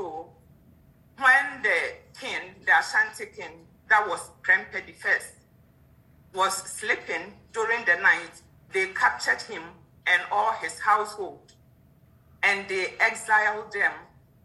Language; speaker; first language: English; non-native, local second language; Akan